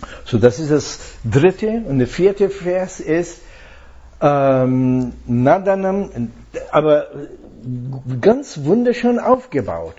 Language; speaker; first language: German; non-native, fluent; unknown